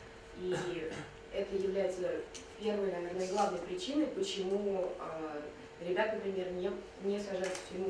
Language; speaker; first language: Russian; native; Russian